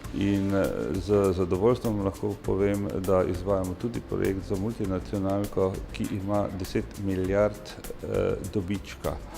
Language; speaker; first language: Slovenian; native; Slovenian